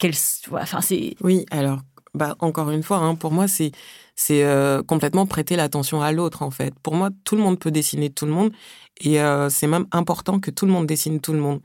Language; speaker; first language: French; early bilingual, other home language; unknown